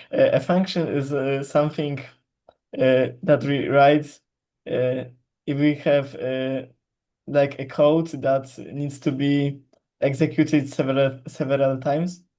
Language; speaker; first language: English; non-native, learner; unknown